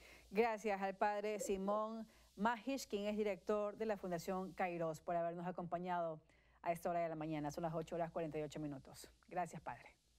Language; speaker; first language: Spanish; native; Spanish